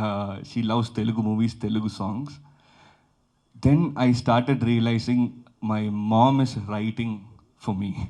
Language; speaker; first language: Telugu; early bilingual, heritage; Telugu